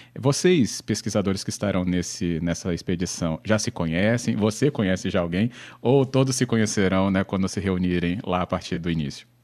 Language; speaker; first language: Portuguese; native; Portuguese